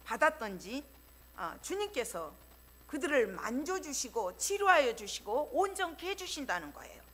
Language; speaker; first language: Korean; native; Korean